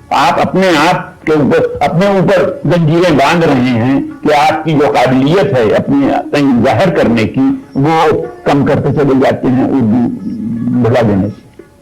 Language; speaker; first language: Urdu; native; Urdu